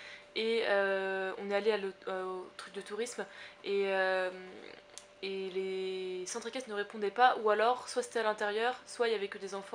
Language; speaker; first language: French; native; French